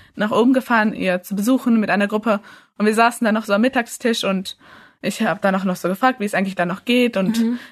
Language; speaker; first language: German; early bilingual, other home language; English